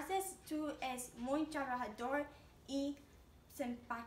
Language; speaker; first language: Spanish; non-native, learner; English